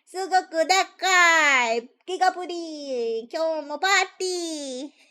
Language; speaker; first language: Japanese; non-native, learner; English